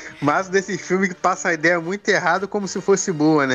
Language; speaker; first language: Portuguese; native; Portuguese